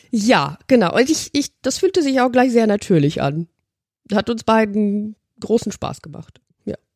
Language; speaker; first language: German; early bilingual, other home language; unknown